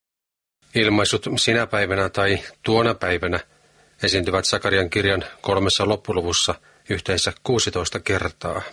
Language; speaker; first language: Finnish; native; Finnish